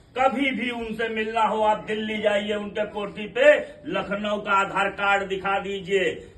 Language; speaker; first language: Hindi; native; Hindi